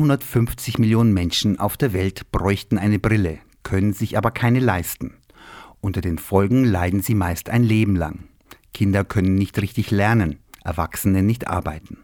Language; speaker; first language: German; native; German